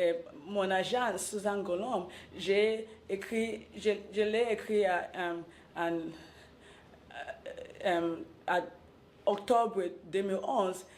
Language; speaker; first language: French; non-native, local second language; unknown